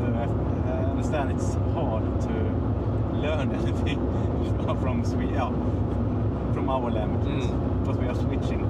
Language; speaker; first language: English; non-native, fluent; Swedish